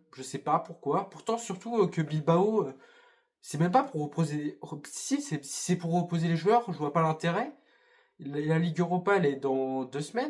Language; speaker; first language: French; native; French